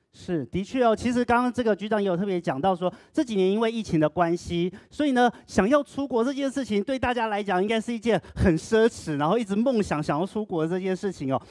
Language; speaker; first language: Chinese; native; Chinese